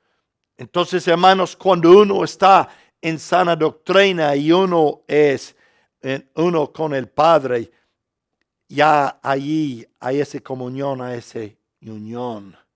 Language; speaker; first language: Spanish; non-native, fluent; English